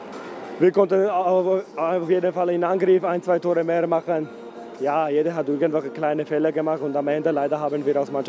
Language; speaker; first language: German; non-native, fluent; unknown